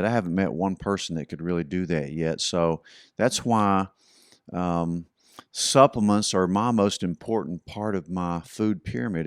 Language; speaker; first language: English; native; English